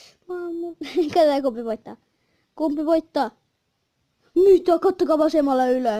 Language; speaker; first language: Finnish; native; Finnish